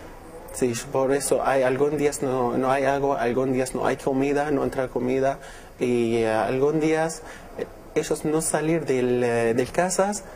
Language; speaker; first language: Spanish; non-native, learner; Arabic